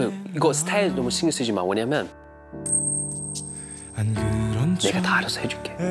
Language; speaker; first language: Korean; non-native, fluent; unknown